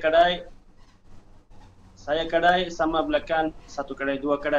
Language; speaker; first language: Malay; non-native, learner; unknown